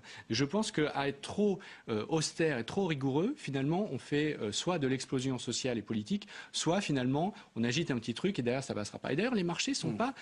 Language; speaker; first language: French; native; French